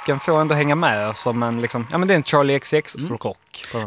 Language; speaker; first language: Swedish; native; Swedish